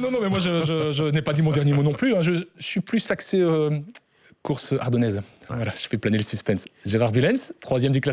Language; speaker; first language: French; native; French